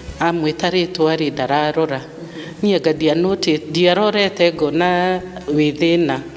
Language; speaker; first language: Kikuyu; native; Kikuyu